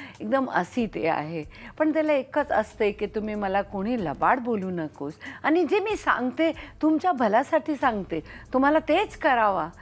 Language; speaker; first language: Marathi; non-native, local second language; Hindi